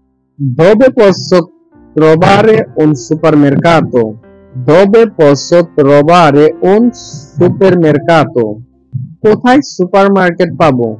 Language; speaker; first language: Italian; non-native, learner; Bangla